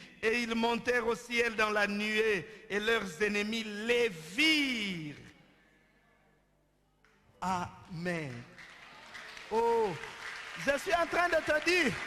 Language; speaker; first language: French; non-native, local second language; Lingala